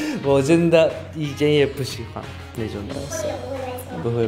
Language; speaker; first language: Chinese; non-native, learner; Japanese